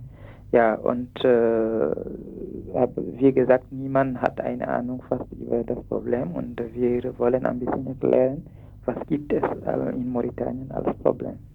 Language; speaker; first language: German; non-native, fluent; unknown